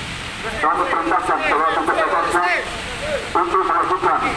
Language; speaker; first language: Malay; native; Malay